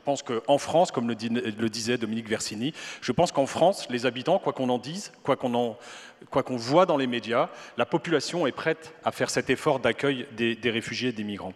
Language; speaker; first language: French; native; French